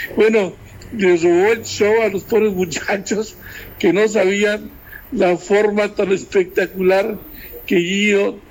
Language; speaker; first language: Spanish; native; Spanish